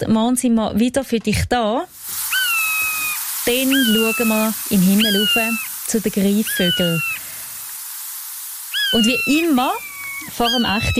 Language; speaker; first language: German; native; German